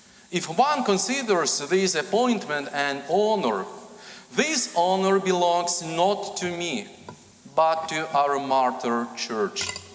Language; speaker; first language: English; non-native, fluent; Ukrainian